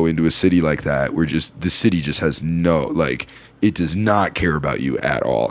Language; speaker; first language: English; native; English